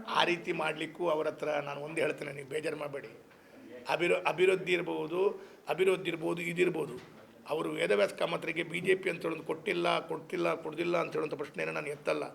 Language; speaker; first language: Kannada; non-native, local second language; Konkani